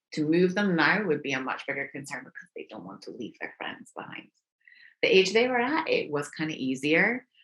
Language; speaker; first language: English; native; English